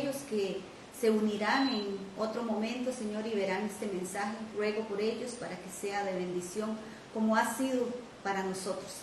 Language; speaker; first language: Spanish; native; Spanish